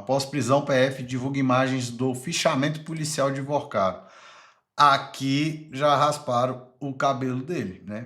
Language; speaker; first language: Portuguese; native; Portuguese